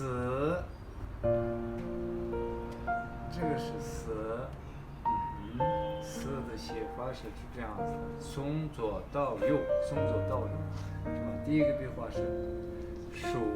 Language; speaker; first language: Chinese; non-native, fluent; Kazakh